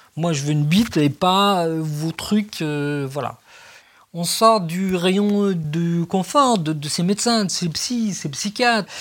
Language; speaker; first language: French; native; French